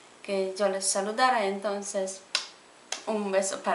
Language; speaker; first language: Spanish; non-native, fluent; Polish